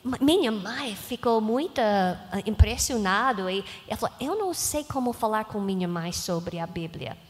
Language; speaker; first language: Portuguese; non-native, learner; English